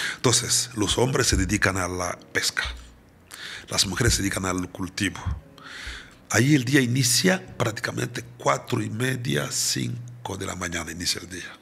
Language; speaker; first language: Spanish; non-native, fluent; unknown